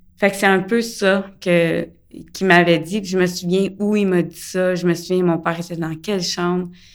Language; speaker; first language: French; early bilingual, other home language; English